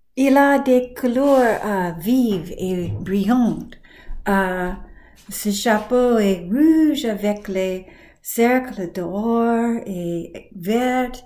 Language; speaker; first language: French; non-native, learner; English